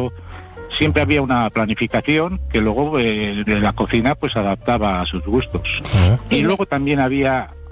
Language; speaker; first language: Spanish; native; Spanish